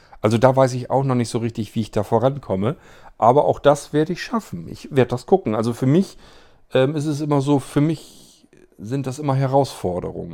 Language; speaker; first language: German; native; German